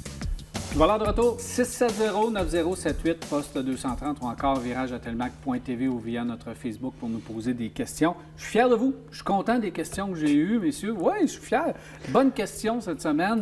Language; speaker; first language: French; native; French